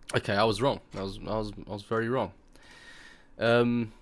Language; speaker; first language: English; native; English